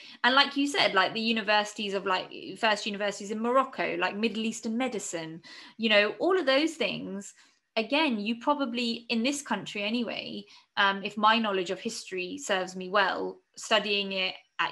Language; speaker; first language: English; native; English